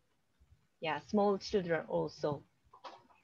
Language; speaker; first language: English; non-native, learner; Korean